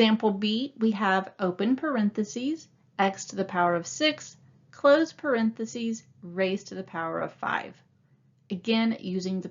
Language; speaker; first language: English; native; English